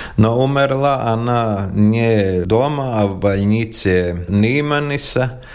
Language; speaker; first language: Russian; non-native, local second language; Latvian